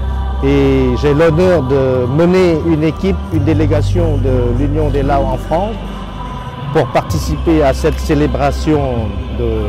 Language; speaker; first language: French; non-native, fluent; Lao